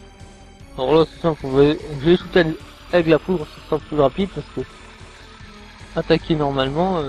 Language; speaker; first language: French; native; French